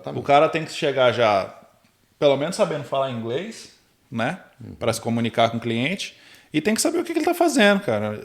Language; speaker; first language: Portuguese; native; Portuguese